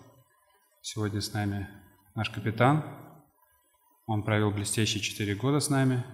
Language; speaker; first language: Russian; native; Russian